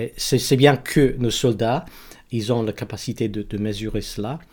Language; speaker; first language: French; non-native, learner; English